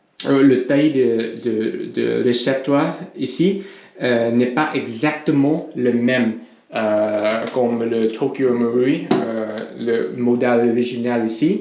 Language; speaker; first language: French; non-native, learner; English